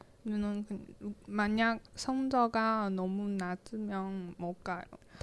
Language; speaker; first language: Korean; non-native, learner; Chinese